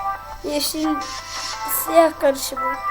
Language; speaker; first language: Turkish; native; Turkish